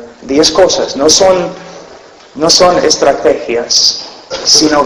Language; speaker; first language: Spanish; non-native, fluent; English